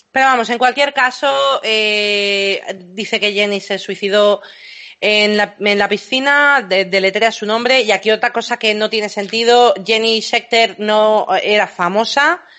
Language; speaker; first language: Spanish; native; Spanish